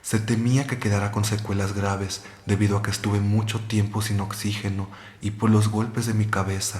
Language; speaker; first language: Spanish; native; Spanish